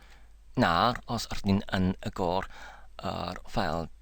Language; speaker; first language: Welsh; non-native, learner; English